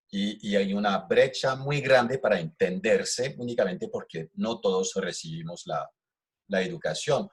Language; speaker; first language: Spanish; non-native, fluent; French